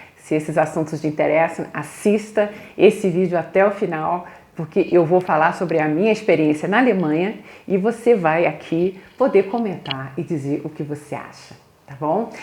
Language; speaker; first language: Portuguese; native; Portuguese